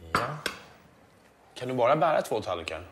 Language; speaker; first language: Swedish; native; Swedish